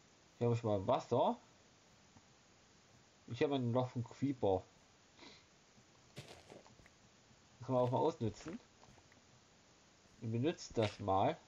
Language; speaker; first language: German; native; German